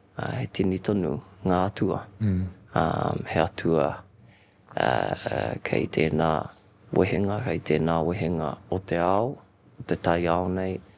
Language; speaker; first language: Māori; non-native, local second language; English